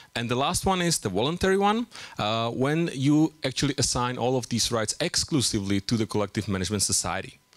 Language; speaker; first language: English; non-native, fluent; Czech